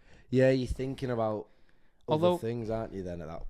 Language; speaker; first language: English; native; English